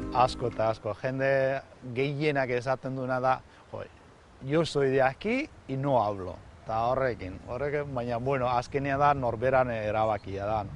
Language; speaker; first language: Basque; early bilingual, other home language; Urdu